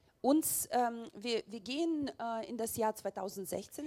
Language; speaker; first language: German; non-native, learner; Russian